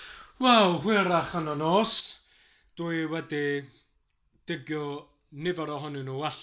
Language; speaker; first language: Welsh; non-native, learner; English